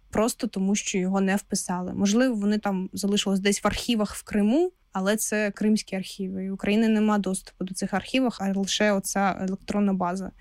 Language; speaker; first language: Ukrainian; non-native, local second language; Russian